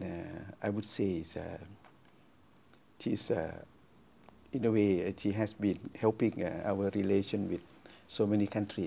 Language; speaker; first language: English; non-native, fluent; Thai